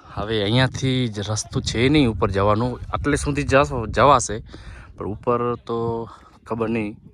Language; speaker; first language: Gujarati; non-native, local second language; Kachhi